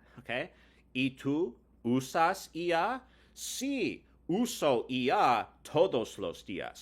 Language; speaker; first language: Spanish; non-native, fluent; English